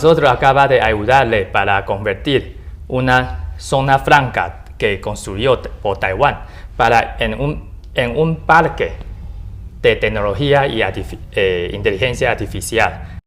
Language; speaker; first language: Spanish; non-native, learner; Chinese